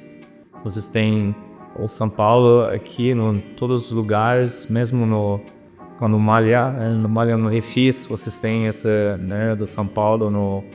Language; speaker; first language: Portuguese; non-native, fluent; German